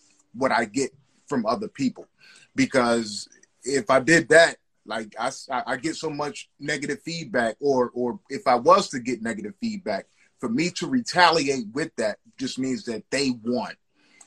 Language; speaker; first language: English; native; English